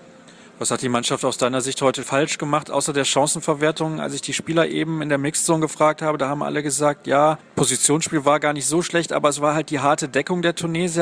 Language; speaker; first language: German; native; German